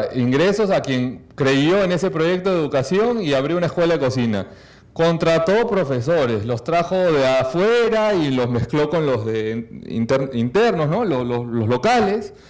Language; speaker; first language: Spanish; native; Spanish